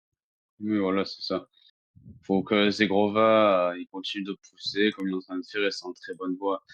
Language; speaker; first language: French; native; French